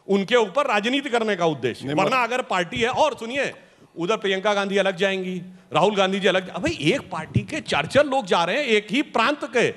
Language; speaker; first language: Hindi; native; Hindi